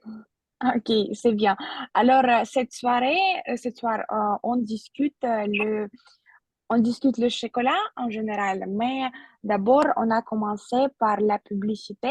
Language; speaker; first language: French; non-native, fluent; Russian